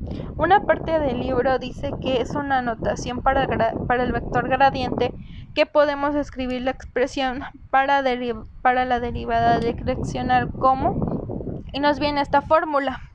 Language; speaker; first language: Spanish; native; Spanish